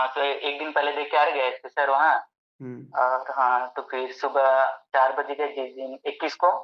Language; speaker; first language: Hindi; native; Hindi